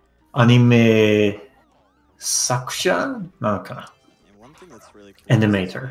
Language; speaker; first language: Japanese; non-native, learner; English